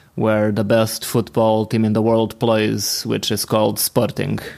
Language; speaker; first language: English; non-native, fluent; Portuguese